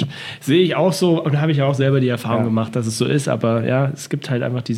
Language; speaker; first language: German; native; German